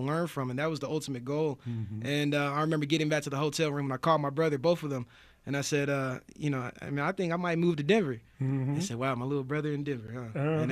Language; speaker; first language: English; native; English